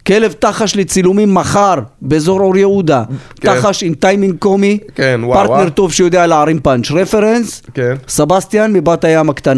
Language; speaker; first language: Hebrew; native; Hebrew